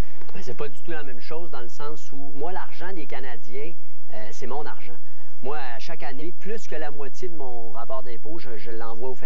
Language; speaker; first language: French; native; French